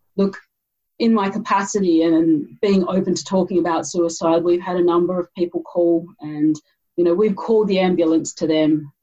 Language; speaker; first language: English; native; English